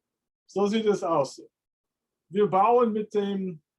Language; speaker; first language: German; non-native, fluent; English